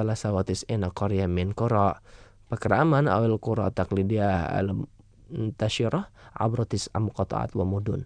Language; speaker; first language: Arabic; non-native, fluent; Indonesian